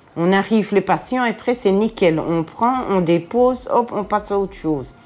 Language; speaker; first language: French; native; French